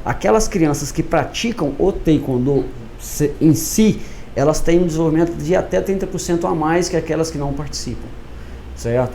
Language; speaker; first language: Portuguese; native; Portuguese